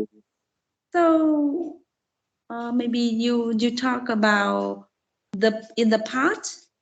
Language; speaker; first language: English; non-native, learner; Vietnamese